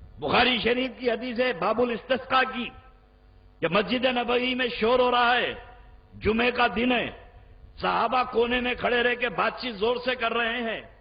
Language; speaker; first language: Urdu; native; Urdu